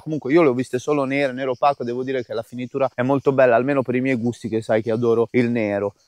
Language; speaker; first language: Italian; native; Italian